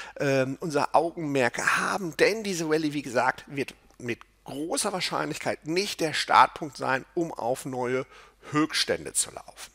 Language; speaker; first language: German; native; German